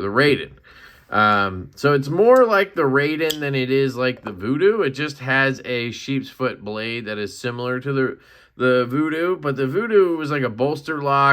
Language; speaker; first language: English; native; English